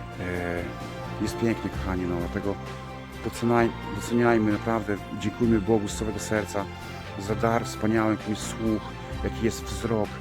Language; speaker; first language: Polish; native; Polish